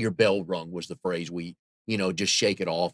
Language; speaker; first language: English; native; English